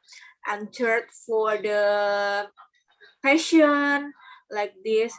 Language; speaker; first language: English; non-native, learner; Indonesian